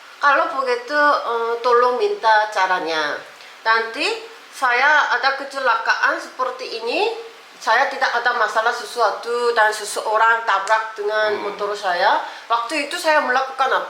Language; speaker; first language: Indonesian; non-native, learner; Korean